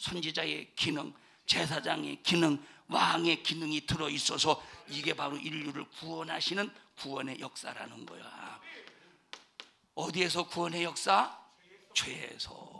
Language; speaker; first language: Korean; native; Korean